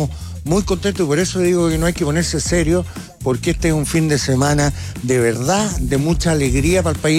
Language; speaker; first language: Spanish; native; Spanish